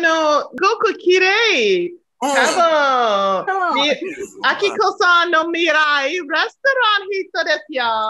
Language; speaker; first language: Japanese; non-native, learner; English